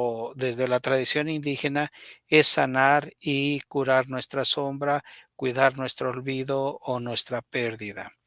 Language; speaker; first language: Spanish; native; Spanish